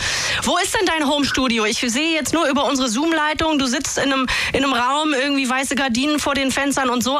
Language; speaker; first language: German; native; German